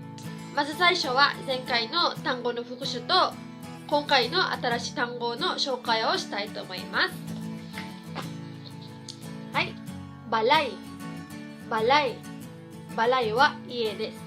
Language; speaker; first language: Japanese; non-native, fluent; Cebuano